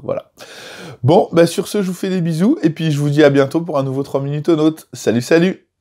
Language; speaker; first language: French; native; French